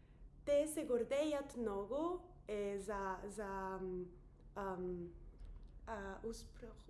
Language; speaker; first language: Bulgarian; non-native, learner; Spanish